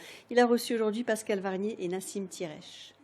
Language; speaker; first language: French; native; French